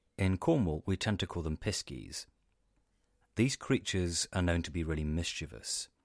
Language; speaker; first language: English; native; English